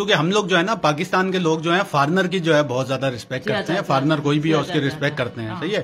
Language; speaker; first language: Urdu; native; Urdu